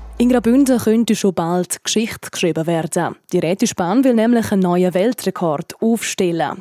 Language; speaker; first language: German; native; German